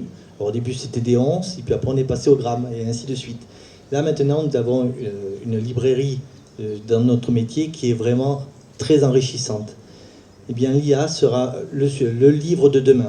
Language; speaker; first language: French; native; French